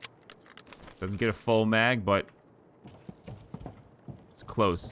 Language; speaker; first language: English; native; English